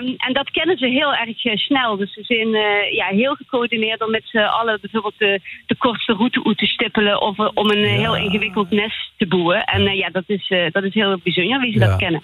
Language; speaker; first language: Dutch; native; Dutch